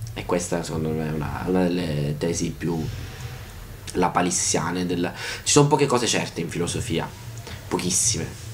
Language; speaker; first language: Italian; native; Italian